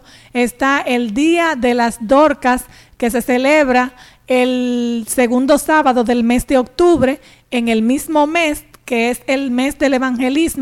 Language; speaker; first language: Spanish; native; Spanish